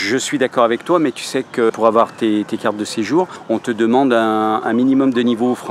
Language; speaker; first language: French; native; French